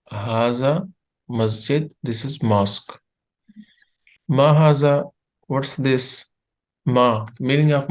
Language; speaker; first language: English; non-native, fluent; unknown